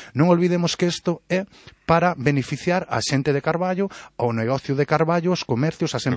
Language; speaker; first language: Galician; non-native, local second language; Spanish